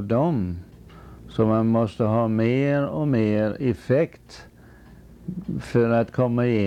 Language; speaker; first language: Swedish; early bilingual, heritage; Swedish